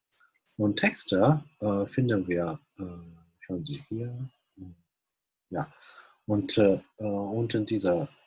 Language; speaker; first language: German; non-native, fluent; Chinese